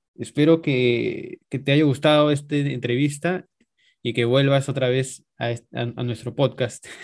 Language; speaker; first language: Spanish; native; Spanish